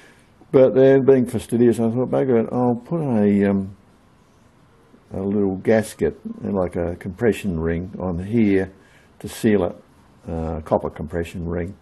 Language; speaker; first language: English; native; English